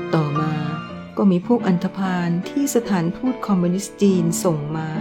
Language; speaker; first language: Thai; non-native, fluent; Chinese